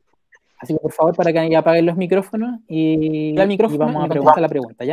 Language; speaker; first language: Spanish; native; Spanish